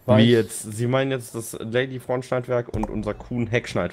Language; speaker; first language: German; native; German